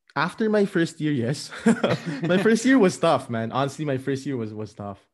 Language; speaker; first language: English; non-native, local second language; Filipino